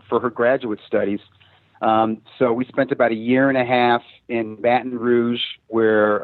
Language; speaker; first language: English; native; English